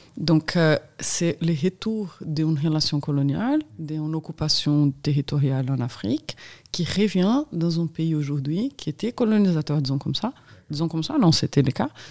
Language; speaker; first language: French; non-native, fluent; Portuguese